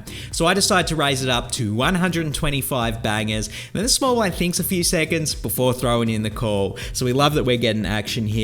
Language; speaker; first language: English; native; English